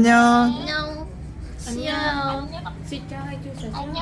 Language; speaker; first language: Korean; non-native, learner; Vietnamese